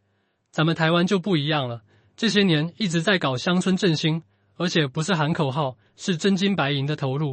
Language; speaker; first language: Chinese; native; Chinese